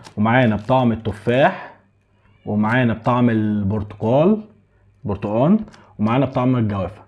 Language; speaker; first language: Arabic; native; Arabic